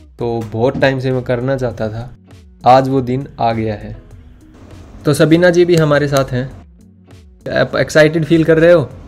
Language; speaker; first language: Hindi; native; Hindi